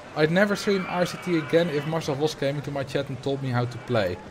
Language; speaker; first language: English; non-native, fluent; Dutch